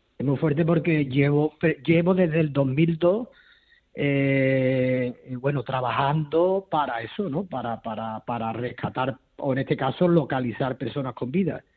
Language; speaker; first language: Spanish; native; Spanish